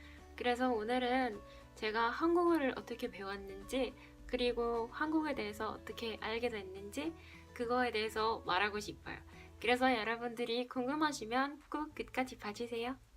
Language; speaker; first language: Korean; non-native, fluent; Spanish